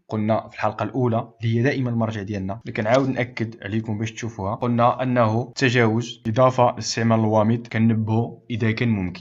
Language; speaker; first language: Arabic; native; Arabic